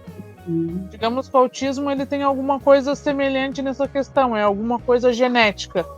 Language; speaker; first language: Portuguese; native; Portuguese